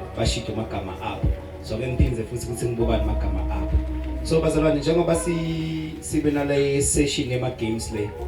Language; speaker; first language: Zulu; non-native, local second language; Swati